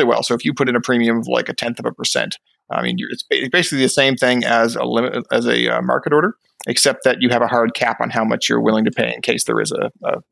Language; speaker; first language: English; native; English